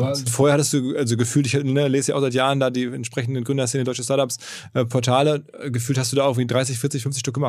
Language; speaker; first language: German; native; German